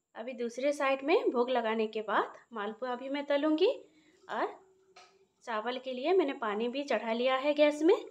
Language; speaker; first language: Hindi; non-native, local second language; Odia